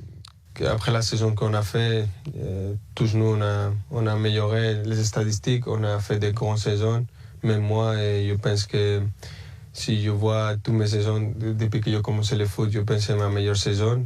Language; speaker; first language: French; early bilingual, other home language; Spanish